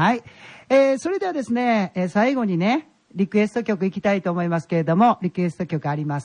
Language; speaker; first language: Japanese; native; Japanese